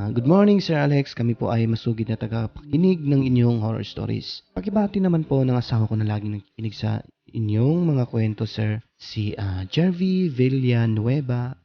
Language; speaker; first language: Filipino; non-native, local second language; Cebuano